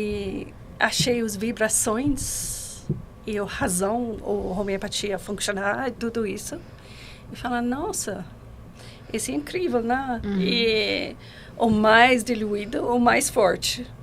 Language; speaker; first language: Portuguese; non-native, learner; English